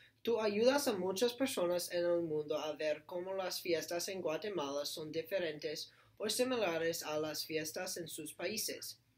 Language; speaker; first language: Spanish; non-native, learner; English